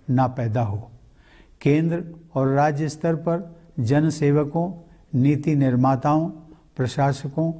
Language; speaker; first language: Hindi; native; Hindi